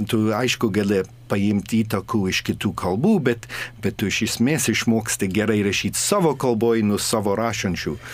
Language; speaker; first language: Lithuanian; early bilingual, heritage; English